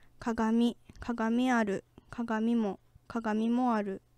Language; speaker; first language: Japanese; native; Japanese